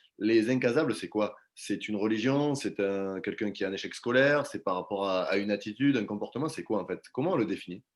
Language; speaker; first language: French; native; French